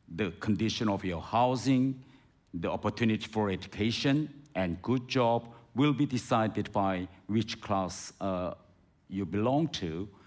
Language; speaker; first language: English; non-native, fluent; Korean